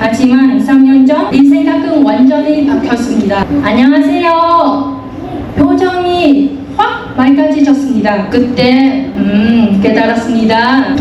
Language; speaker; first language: Korean; non-native, fluent; Vietnamese